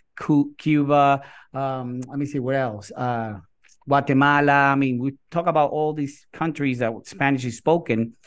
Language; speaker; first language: English; non-native, fluent; Spanish